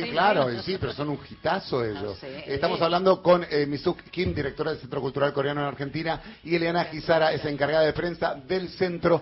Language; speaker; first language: Spanish; native; Spanish